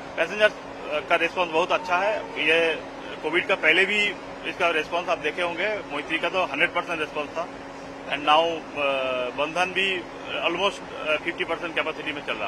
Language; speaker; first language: Hindi; non-native, local second language; Bangla